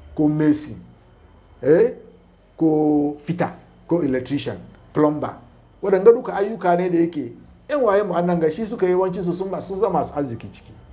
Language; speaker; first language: Hausa; non-native, local second language; Fula